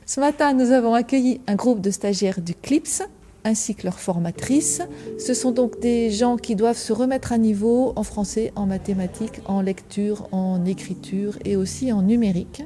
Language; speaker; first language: French; native; French